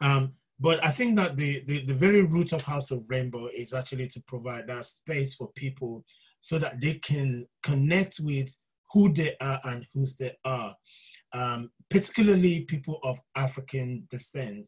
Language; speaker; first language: English; non-native, local second language; Yoruba